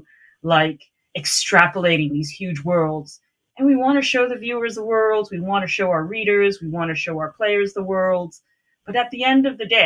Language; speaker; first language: English; non-native, local second language; Cantonese